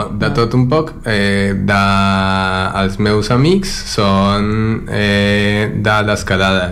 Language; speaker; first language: Catalan; non-native, learner; Spanish